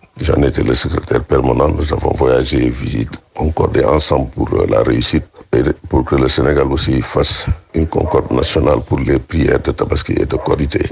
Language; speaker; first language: French; non-native, local second language; Wolof